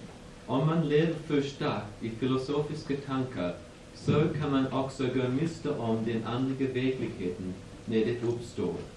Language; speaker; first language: Swedish; non-native, fluent; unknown